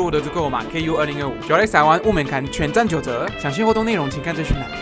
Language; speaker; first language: Chinese; native; Chinese